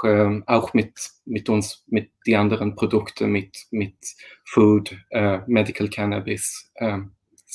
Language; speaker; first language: German; non-native, fluent; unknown